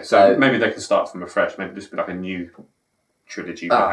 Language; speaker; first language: English; native; English